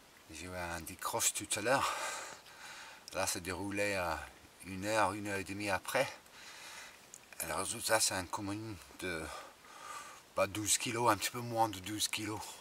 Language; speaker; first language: French; non-native, fluent; English